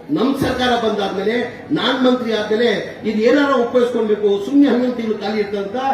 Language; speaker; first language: Kannada; non-native, local second language; Urdu